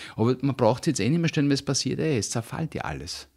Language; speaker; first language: German; native; German